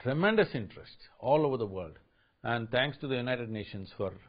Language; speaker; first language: English; non-native, local second language; Tamil